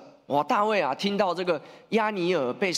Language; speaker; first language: Chinese; native; Chinese